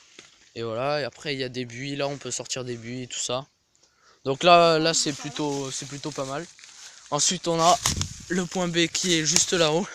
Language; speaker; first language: French; native; French